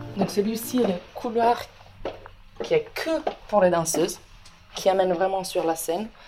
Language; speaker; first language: French; non-native, fluent; Italian